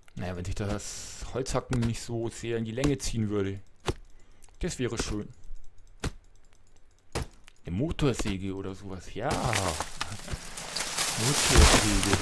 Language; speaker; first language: German; native; German